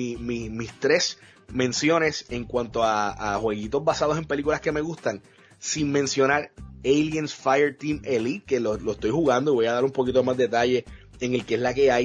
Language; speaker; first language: Spanish; native; Spanish